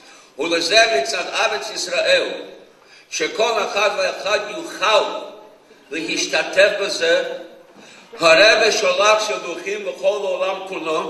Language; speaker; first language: Hebrew; non-native, fluent; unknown